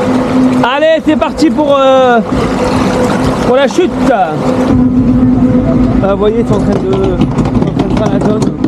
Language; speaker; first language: French; native; French